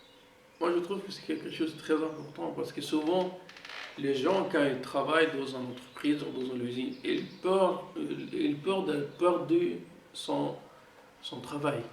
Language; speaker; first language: French; non-native, fluent; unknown